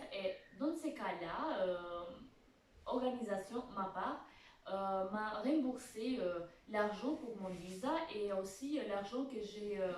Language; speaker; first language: French; non-native, fluent; Albanian